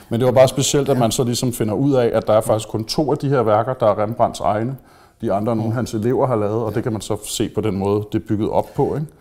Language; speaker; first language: Danish; native; Danish